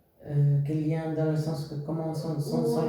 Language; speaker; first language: French; non-native, fluent; Spanish